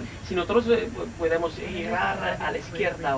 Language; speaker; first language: Spanish; non-native, learner; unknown